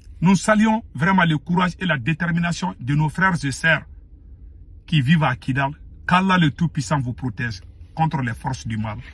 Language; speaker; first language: French; non-native, local second language; Bambara